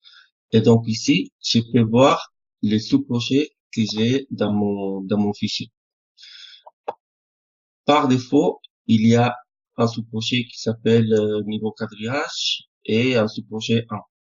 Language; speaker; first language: French; non-native, fluent; Spanish